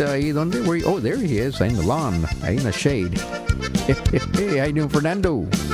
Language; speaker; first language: English; early bilingual, other home language; Spanish